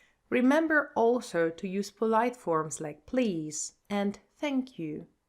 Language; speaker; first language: English; non-native, fluent; Polish